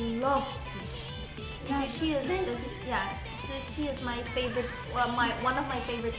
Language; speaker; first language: English; non-native, fluent; Indonesian